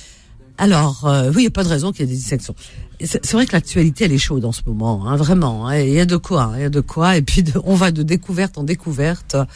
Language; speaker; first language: French; native; French